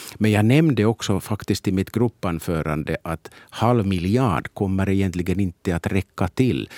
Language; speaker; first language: Swedish; native; Swedish